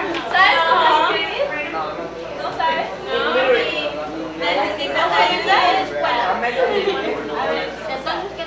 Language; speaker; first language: Spanish; early bilingual, other home language; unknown